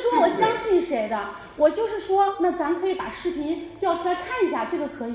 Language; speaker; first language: Chinese; native; Chinese